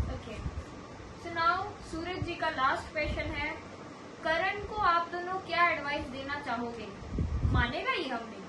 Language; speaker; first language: Hindi; native; Hindi